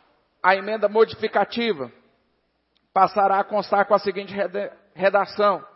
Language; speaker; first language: Portuguese; native; Portuguese